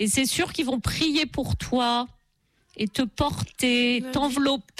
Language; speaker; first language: French; native; French